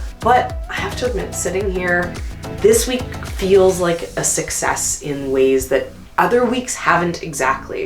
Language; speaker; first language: English; native; English